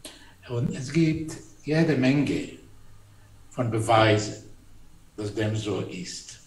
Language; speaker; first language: German; non-native, fluent; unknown